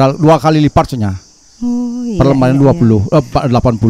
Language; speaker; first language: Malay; non-native, local second language; Balinese